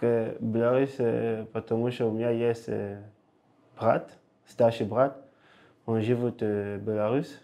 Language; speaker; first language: Russian; non-native, learner; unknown